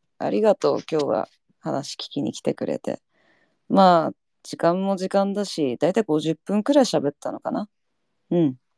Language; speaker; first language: Japanese; early bilingual, heritage; Japanese